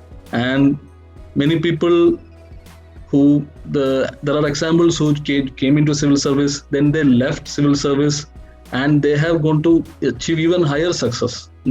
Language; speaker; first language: English; non-native, local second language; Malayalam